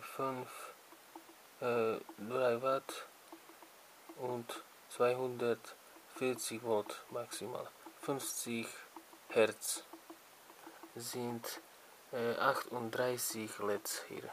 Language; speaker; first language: German; non-native, learner; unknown